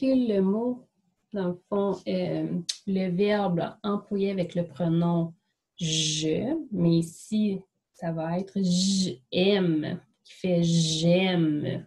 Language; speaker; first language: French; native; French